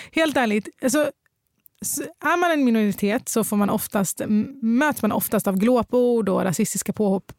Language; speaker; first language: Swedish; early bilingual, other home language; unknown